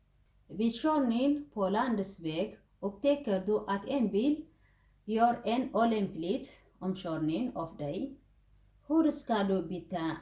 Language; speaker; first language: Swedish; non-native, fluent; Tigrinya